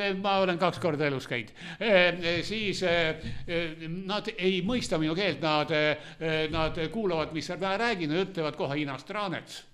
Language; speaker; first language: Estonian; non-native, local second language; Russian